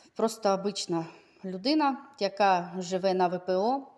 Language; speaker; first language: Ukrainian; native; Ukrainian